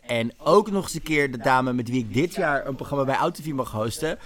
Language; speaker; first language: Dutch; native; Dutch